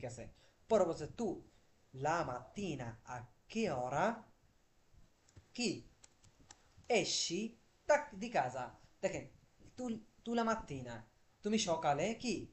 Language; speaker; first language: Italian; non-native, fluent; Bangla